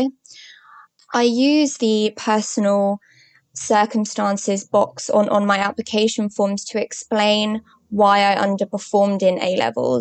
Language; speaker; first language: English; native; English